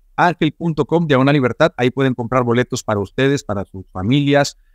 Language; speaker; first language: Spanish; native; Spanish